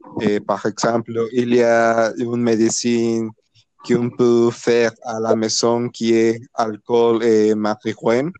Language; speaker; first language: French; non-native, learner; Spanish